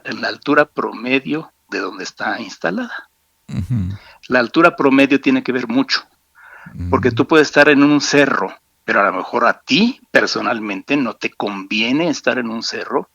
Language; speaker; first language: Spanish; native; Spanish